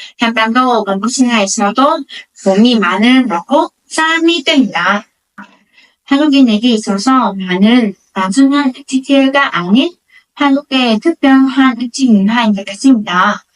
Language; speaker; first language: Korean; non-native, learner; Vietnamese